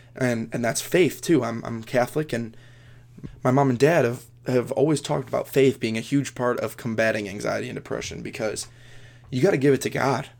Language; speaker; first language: English; native; English